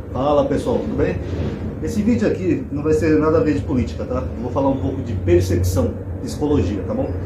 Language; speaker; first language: Portuguese; native; Portuguese